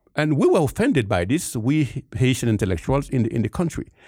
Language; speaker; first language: English; non-native, fluent; Haitian Creole